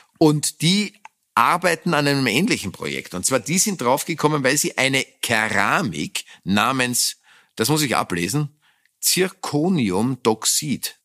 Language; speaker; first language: German; native; German